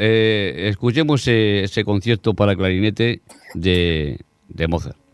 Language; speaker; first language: Spanish; native; Spanish